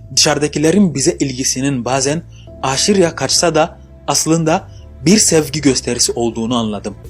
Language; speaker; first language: Turkish; non-native, fluent; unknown